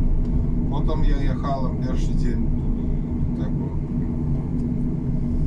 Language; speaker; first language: Polish; non-native, learner; Russian